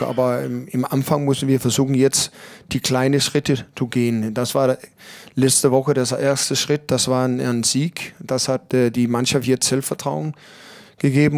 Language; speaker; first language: German; non-native, learner; Danish